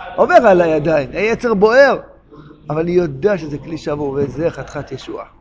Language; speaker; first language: Hebrew; non-native, local second language; Yiddish